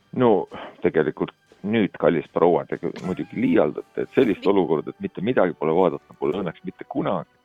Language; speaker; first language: Estonian; native; Estonian